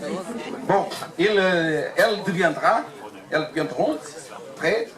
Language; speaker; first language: French; non-native, learner; Portuguese